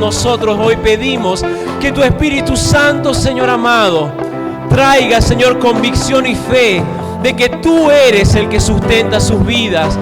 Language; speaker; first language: Spanish; native; Spanish